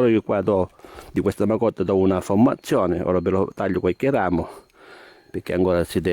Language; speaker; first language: Italian; native; Italian